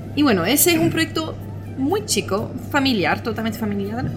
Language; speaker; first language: Spanish; non-native, fluent; French